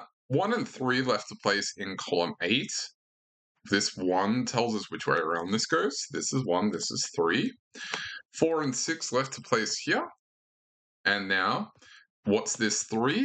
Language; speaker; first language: English; native; English